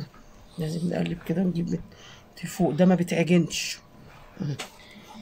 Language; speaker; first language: Arabic; native; Arabic